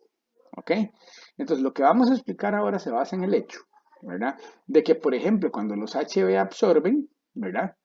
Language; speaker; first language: Spanish; native; Spanish